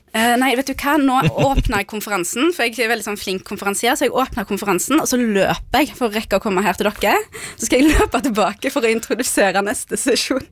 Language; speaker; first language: Norwegian; early bilingual, other home language; Arabic